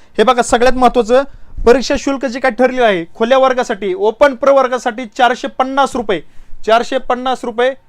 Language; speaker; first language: Marathi; native; Marathi